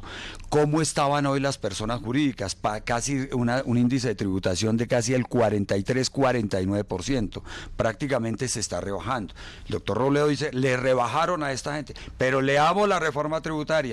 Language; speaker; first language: Spanish; native; Spanish